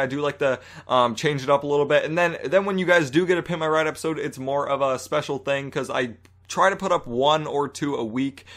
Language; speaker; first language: English; native; English